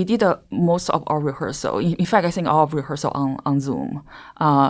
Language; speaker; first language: English; non-native, fluent; Chinese